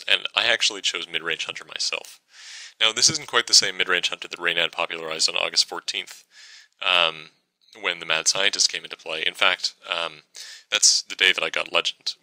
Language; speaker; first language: English; native; English